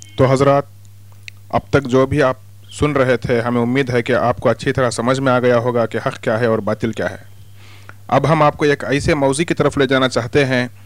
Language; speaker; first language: Urdu; native; Urdu